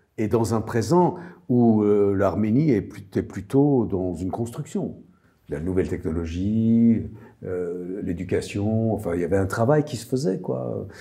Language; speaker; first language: French; non-native, fluent; Armenian